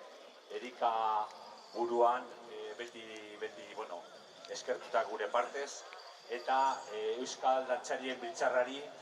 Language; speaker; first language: Basque; non-native, local second language; Spanish